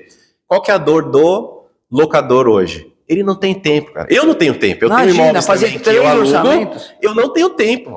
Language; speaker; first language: Portuguese; native; Portuguese